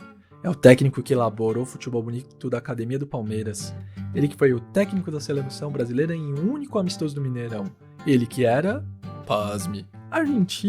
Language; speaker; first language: Portuguese; native; Portuguese